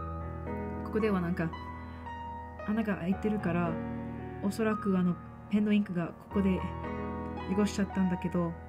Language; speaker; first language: Japanese; non-native, fluent; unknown